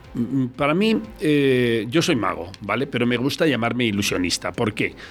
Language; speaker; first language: Spanish; native; Spanish